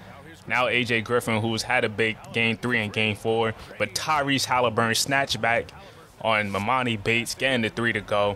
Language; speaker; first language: English; native; English